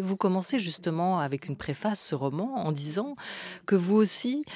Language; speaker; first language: French; native; French